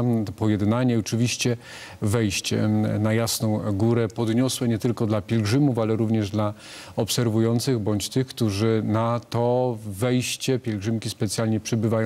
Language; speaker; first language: Polish; native; Polish